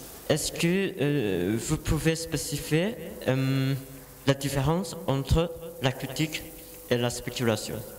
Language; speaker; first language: French; non-native, learner; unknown